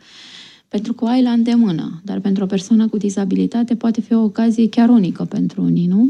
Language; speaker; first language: Romanian; native; Romanian